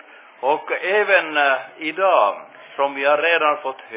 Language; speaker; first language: Swedish; non-native, fluent; Finnish